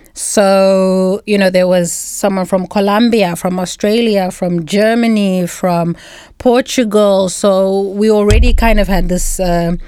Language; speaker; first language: English; non-native, local second language; Shona